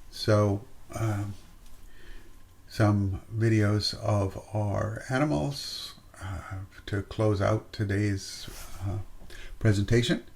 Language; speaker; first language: English; native; English